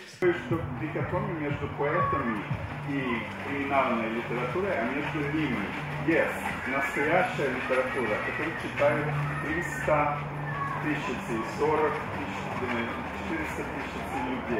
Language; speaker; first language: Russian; non-native, fluent; Swedish